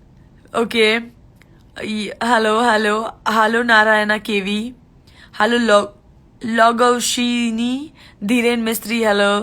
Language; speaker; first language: Telugu; non-native, learner; Gujarati